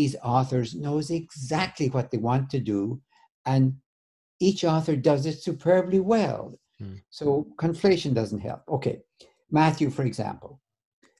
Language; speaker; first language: English; native; English